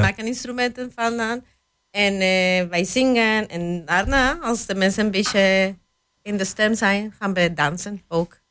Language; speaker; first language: Dutch; non-native, fluent; Spanish